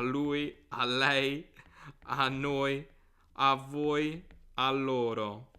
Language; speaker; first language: Italian; non-native, fluent; English